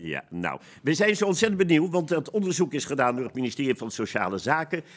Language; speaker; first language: Dutch; native; Dutch